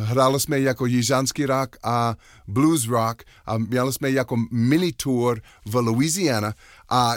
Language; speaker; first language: Czech; non-native, learner; English